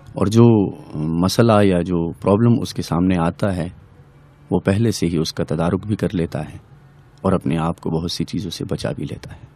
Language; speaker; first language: Urdu; non-native, local second language; Pashto